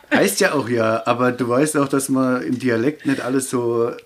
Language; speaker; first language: German; native; German